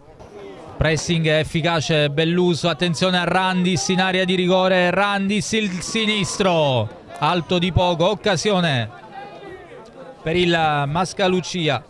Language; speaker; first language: Italian; native; Italian